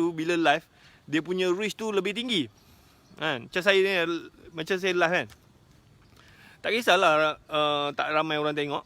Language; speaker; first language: Malay; native; Malay